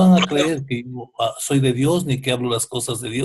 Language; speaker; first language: Spanish; native; Spanish